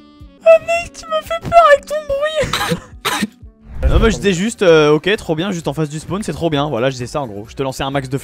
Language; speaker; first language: French; native; French